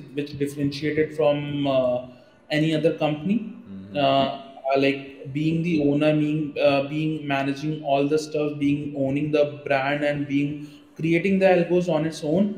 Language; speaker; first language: English; non-native, local second language; Hindi